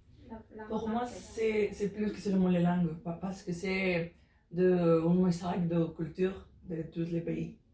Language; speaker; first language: French; non-native, learner; Spanish